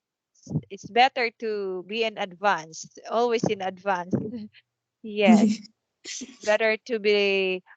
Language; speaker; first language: English; non-native, fluent; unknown